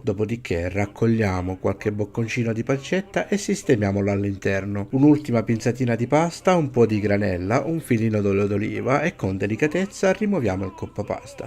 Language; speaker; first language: Italian; native; Italian